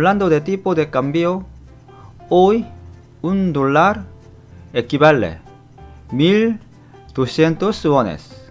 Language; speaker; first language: Spanish; non-native, fluent; Korean